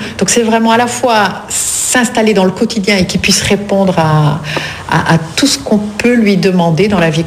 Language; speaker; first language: French; native; French